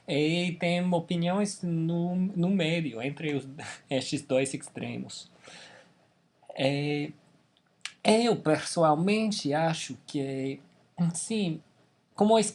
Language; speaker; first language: Portuguese; non-native, fluent; English